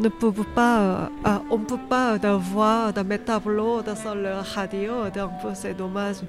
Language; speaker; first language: French; non-native, learner; Korean